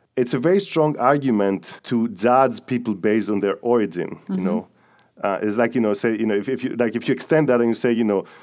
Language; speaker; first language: English; non-native, fluent; Greek